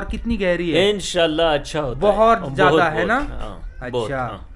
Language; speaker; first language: Hindi; non-native, learner; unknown